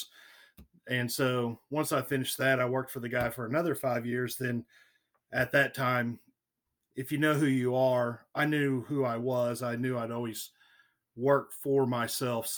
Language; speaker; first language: English; native; English